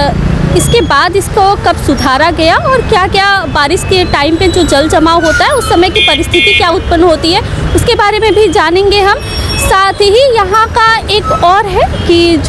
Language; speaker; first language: Hindi; native; Hindi